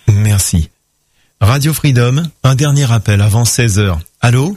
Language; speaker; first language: French; native; French